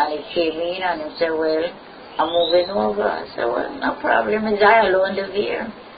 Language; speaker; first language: English; native; English